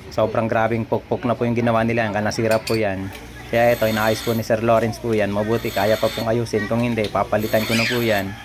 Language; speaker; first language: Filipino; native; Filipino